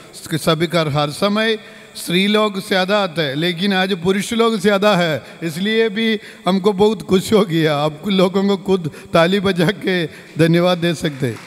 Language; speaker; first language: Hindi; non-native, local second language; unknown